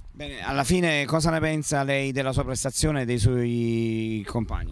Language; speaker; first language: Italian; native; Italian